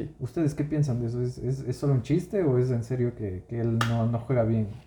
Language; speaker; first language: Spanish; native; Spanish